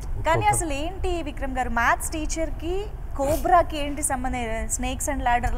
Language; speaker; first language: Telugu; native; Telugu